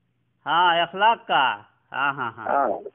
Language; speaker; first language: Hindi; native; Hindi